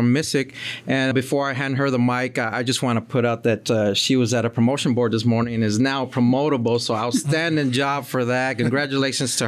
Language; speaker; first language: English; early bilingual, other home language; Spanish